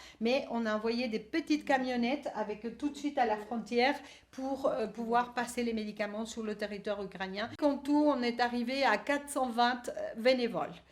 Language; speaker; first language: French; native; French